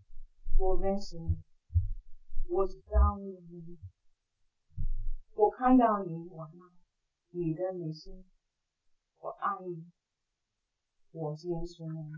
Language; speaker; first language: Chinese; non-native, fluent; English